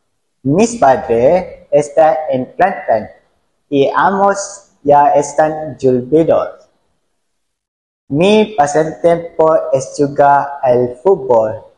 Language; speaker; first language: Spanish; non-native, learner; Malay